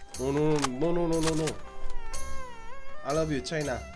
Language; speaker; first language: English; non-native, learner; Korean